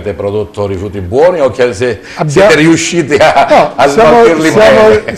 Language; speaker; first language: Italian; native; Italian